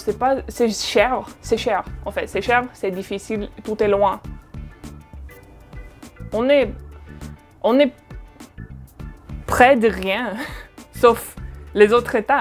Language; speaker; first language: French; non-native, fluent; English